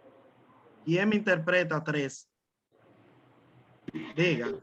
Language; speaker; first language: Spanish; native; Spanish